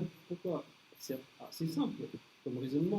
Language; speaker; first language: French; native; French